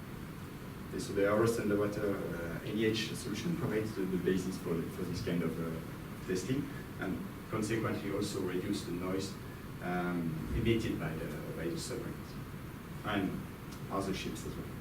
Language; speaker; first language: English; non-native, fluent; French